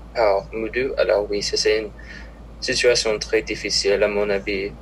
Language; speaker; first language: French; non-native, learner; English